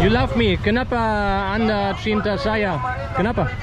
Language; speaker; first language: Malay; non-native, learner; English